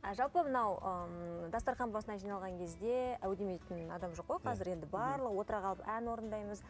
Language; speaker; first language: Kazakh; native; Kazakh